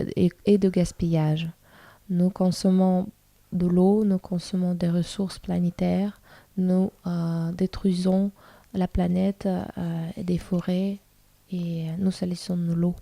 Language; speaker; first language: French; non-native, fluent; Russian